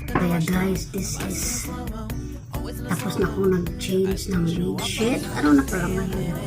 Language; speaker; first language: Filipino; non-native, local second language; Cebuano